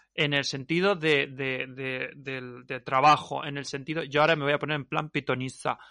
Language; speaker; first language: Spanish; native; Spanish